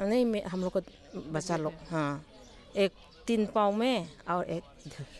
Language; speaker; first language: Hindi; non-native, local second language; Manipuri